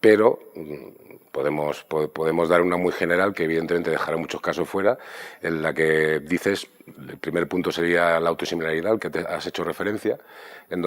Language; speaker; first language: Spanish; native; Spanish